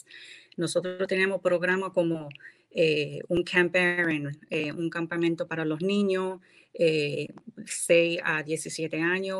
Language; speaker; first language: Spanish; early bilingual, heritage; English